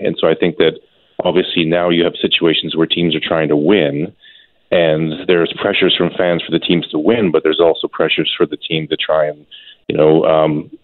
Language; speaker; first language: English; native; English